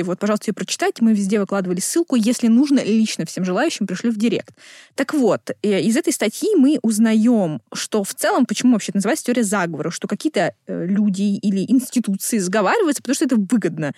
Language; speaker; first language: Russian; native; Russian